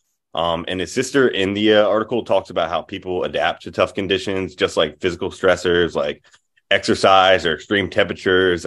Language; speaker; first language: English; native; English